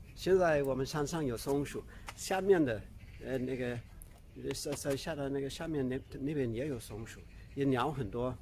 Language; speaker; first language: Chinese; non-native, fluent; English